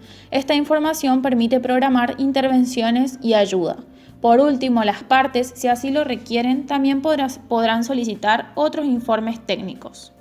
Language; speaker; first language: Spanish; native; Spanish